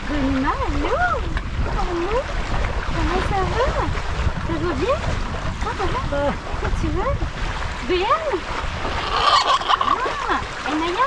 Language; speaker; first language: French; non-native, learner; Spanish